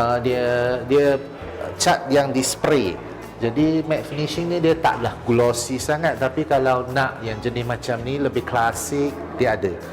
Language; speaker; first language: Malay; non-native, local second language; Chinese